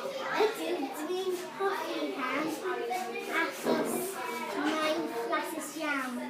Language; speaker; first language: Welsh; non-native, learner; English